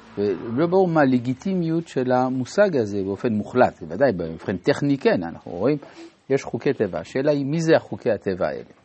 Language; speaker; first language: Hebrew; non-native, fluent; French